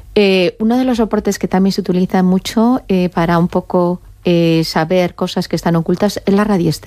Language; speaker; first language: Spanish; native; Spanish